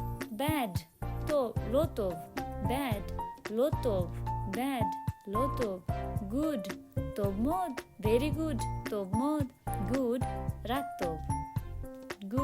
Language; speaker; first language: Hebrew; non-native, learner; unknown